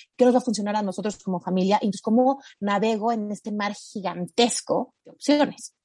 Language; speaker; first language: Spanish; native; Spanish